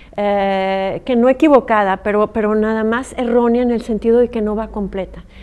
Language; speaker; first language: Spanish; native; Spanish